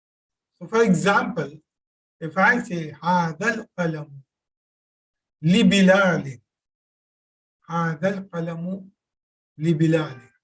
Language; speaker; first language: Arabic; non-native, fluent; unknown